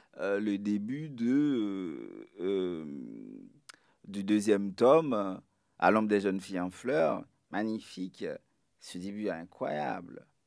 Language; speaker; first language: French; non-native, local second language; Haitian Creole